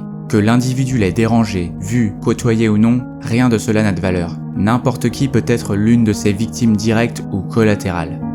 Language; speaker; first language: French; native; French